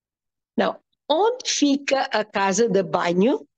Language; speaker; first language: Portuguese; non-native, fluent; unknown